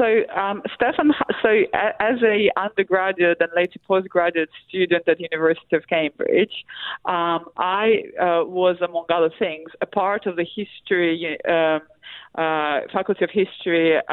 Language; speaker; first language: English; non-native, fluent; Russian